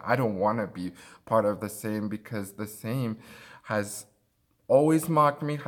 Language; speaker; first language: English; early bilingual, other home language; Spanish